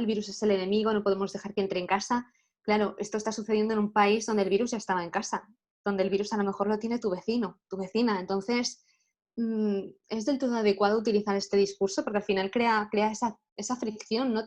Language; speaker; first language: Spanish; native; Spanish